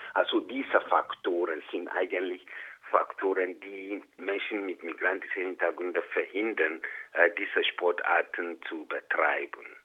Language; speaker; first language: German; non-native, fluent; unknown